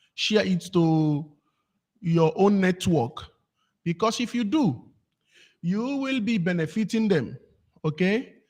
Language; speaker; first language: English; non-native, local second language; Yoruba